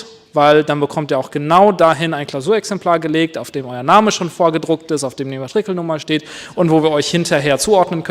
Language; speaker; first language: German; native; German